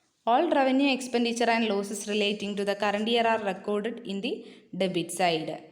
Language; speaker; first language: English; non-native, local second language; Malayalam